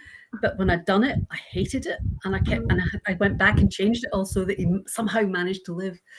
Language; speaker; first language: English; native; English